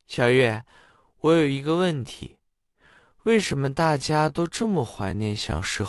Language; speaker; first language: Chinese; non-native, fluent; English